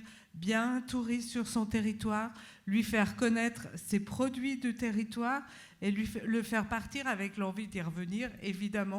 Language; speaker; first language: French; native; French